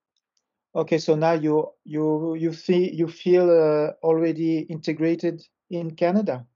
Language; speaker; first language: English; non-native, fluent; French